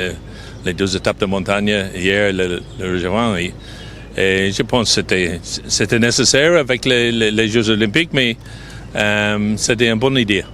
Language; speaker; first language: French; non-native, fluent; English